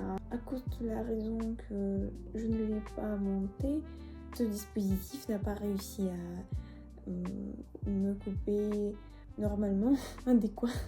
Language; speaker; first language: French; non-native, learner; Russian